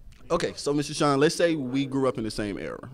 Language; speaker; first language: English; native; English